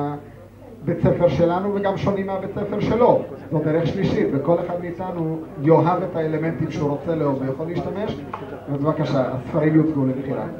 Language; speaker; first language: Hebrew; native; Hebrew